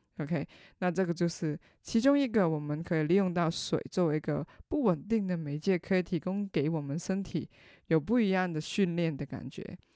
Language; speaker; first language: Chinese; non-native, local second language; Cantonese